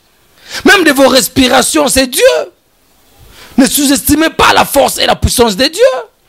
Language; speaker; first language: French; non-native, local second language; Lingala